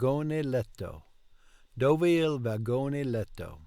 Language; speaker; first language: Italian; non-native, learner; English